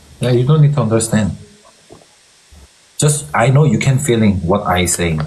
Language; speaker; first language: English; non-native, learner; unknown